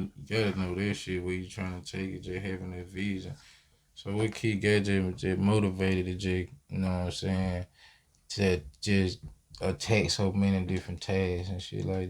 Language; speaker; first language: English; native; English